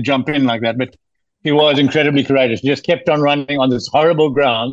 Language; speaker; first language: English; native; English